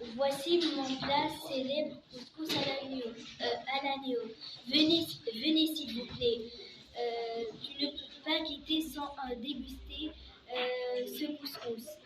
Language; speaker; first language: French; non-native, learner; Arabic